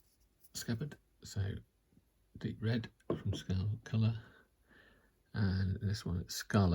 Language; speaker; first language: English; native; English